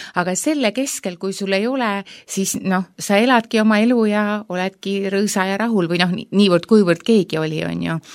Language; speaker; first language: Estonian; native; Estonian